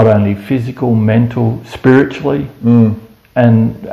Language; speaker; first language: English; native; English